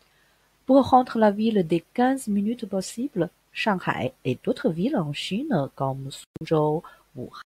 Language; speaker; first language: French; non-native, fluent; Chinese